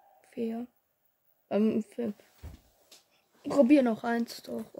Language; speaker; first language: German; non-native, learner; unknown